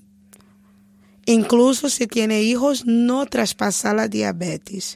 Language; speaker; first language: Spanish; non-native, fluent; Portuguese